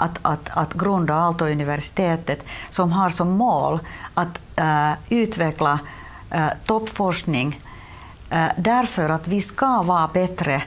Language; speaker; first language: Swedish; non-native, local second language; Finnish